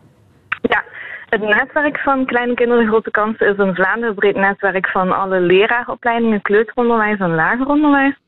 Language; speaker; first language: Dutch; native; Dutch